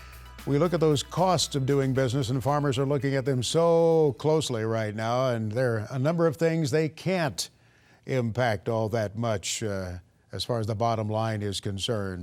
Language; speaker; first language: English; native; English